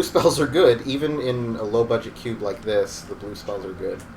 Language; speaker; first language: English; native; English